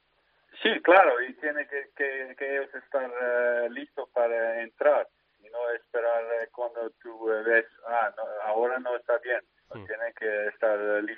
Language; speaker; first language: Spanish; non-native, fluent; Dutch